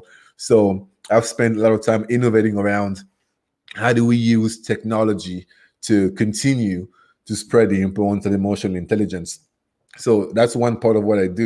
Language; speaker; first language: English; non-native, local second language; French